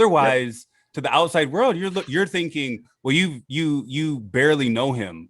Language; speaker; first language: English; native; English